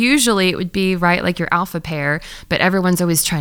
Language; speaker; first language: English; native; English